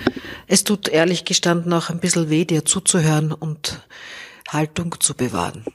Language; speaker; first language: German; native; German